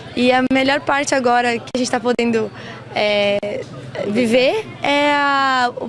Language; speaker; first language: Portuguese; native; Portuguese